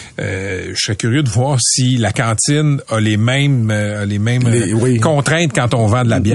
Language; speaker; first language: French; native; French